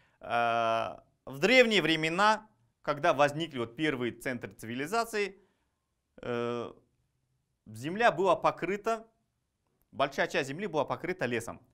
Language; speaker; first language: Russian; non-native, local second language; Kazakh